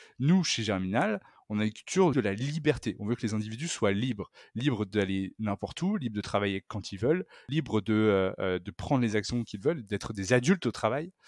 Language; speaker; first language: French; native; French